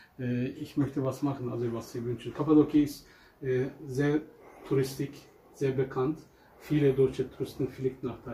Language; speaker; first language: German; non-native, fluent; Turkish